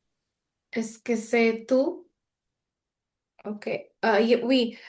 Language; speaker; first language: French; non-native, learner; Persian